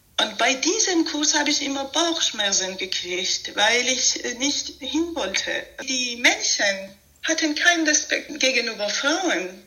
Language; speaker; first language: German; non-native, fluent; Persian